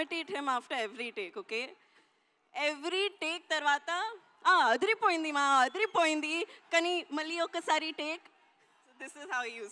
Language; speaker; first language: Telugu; non-native, learner; Hindi